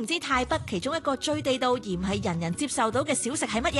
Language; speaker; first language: Cantonese; native; Cantonese